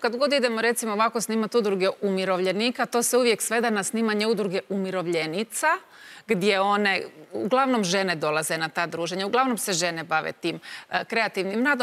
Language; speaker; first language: Croatian; native; Croatian